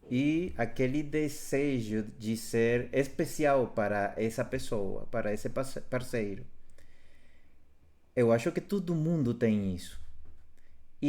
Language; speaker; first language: Portuguese; non-native, fluent; Spanish